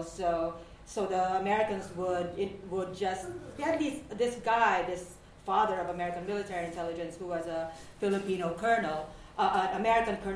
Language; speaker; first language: English; non-native, local second language; Waray